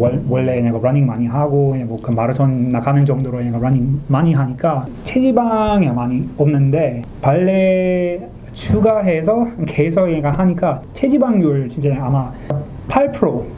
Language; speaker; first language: Korean; non-native, learner; English